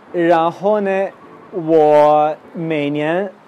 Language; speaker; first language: Chinese; non-native, fluent; Dutch